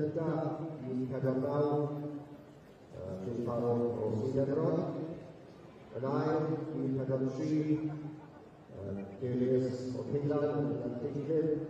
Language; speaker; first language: Welsh; native; Welsh